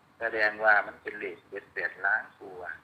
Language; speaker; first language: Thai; non-native, local second language; Lao